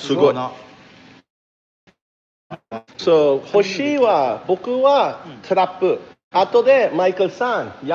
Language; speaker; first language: Japanese; non-native, learner; English